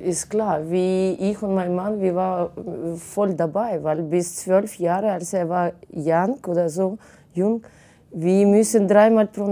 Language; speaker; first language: German; non-native, fluent; Russian